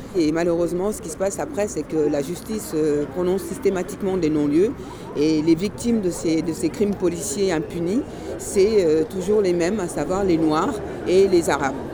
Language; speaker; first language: French; early bilingual, other home language; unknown